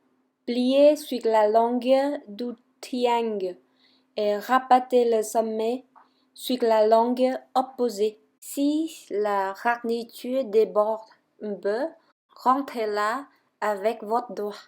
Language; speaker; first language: French; non-native, fluent; Vietnamese